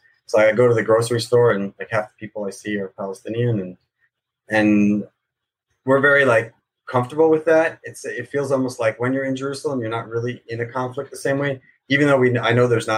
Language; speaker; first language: English; native; English